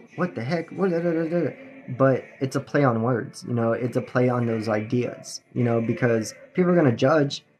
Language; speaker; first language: English; native; English